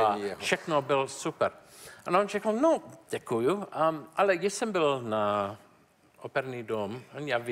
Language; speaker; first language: Czech; non-native, learner; English